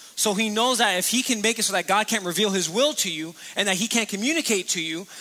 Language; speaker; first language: English; native; English